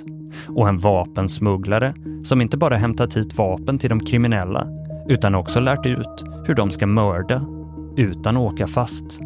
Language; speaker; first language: Swedish; native; Swedish